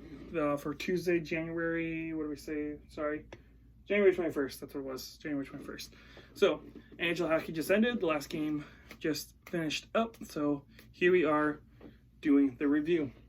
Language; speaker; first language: English; native; English